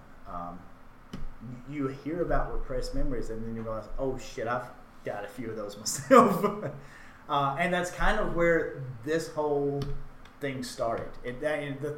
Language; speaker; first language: English; native; English